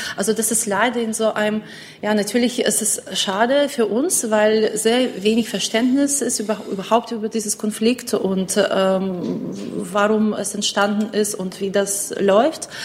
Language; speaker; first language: German; non-native, fluent; Ukrainian